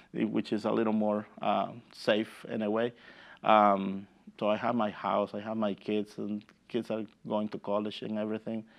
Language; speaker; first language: English; non-native, fluent; Spanish